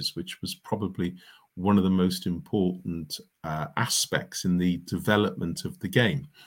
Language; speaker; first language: English; native; English